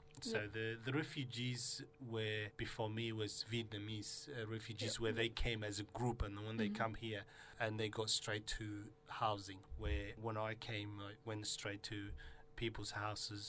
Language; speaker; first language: English; non-native, fluent; Somali